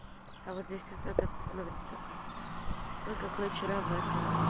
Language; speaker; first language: Russian; native; Russian